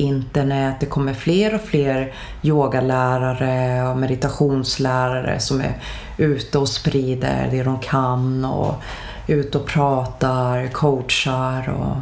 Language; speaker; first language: Swedish; early bilingual, other home language; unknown